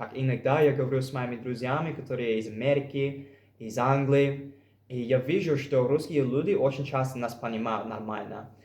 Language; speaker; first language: Russian; non-native, fluent; English